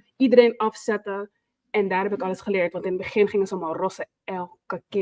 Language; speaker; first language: Dutch; native; Dutch